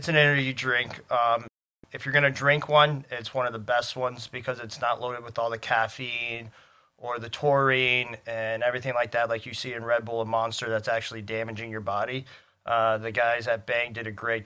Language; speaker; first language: English; native; English